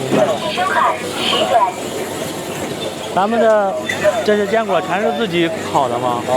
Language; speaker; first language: Chinese; native; Chinese